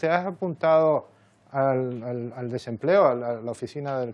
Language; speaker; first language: Spanish; native; Spanish